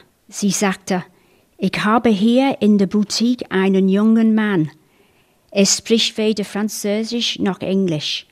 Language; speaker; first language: German; non-native, fluent; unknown